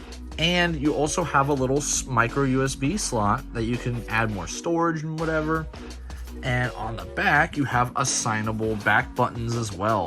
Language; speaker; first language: English; native; English